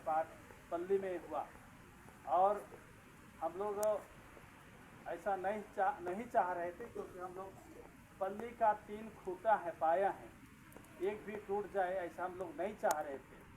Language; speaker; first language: Hindi; native; Hindi